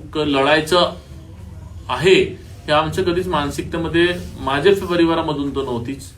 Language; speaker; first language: Marathi; native; Marathi